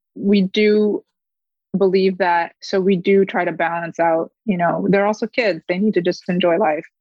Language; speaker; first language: English; early bilingual, other home language; Korean